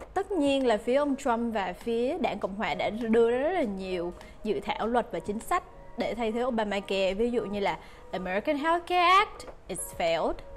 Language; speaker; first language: Vietnamese; native; Vietnamese